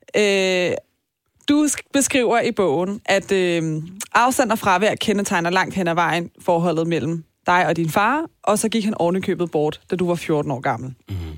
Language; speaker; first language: Danish; early bilingual, other home language; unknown